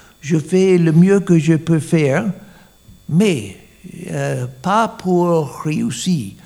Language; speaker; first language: French; non-native, fluent; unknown